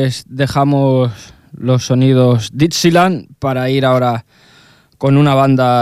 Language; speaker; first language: Spanish; native; Spanish